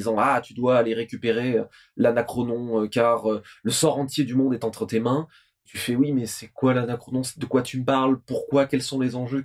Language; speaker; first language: French; native; French